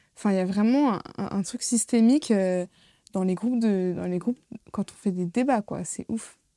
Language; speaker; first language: French; native; French